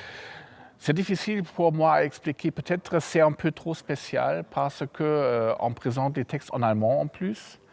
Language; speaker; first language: French; non-native, fluent; German